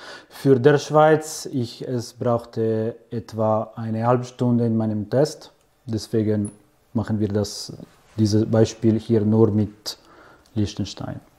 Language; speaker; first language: German; non-native, fluent; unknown